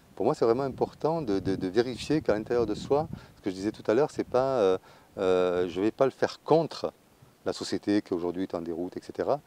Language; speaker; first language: French; native; French